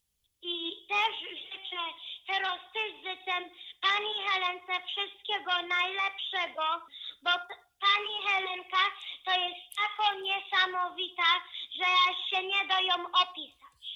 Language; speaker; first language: Polish; early bilingual, heritage; Polish